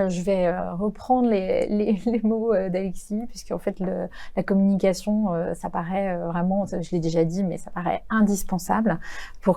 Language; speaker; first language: French; native; French